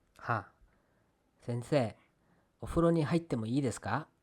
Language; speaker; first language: Japanese; non-native, fluent; Kannada